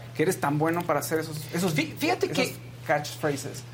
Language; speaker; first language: Spanish; native; Spanish